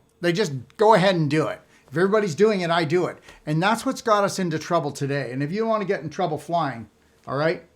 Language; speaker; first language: English; native; English